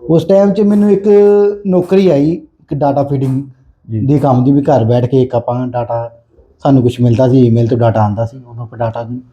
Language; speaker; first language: Punjabi; native; Punjabi